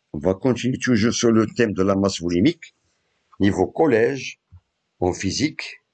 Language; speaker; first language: French; non-native, local second language; Arabic